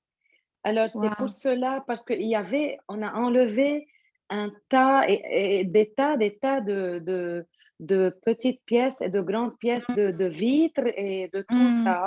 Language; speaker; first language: French; non-native, local second language; Arabic